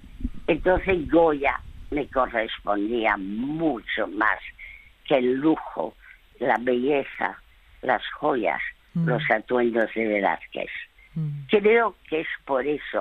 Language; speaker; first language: Spanish; early bilingual, other home language; French